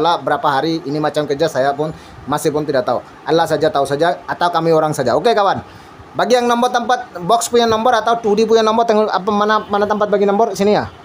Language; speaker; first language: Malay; non-native, learner; Bangla